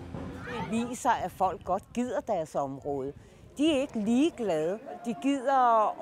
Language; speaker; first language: Danish; native; Danish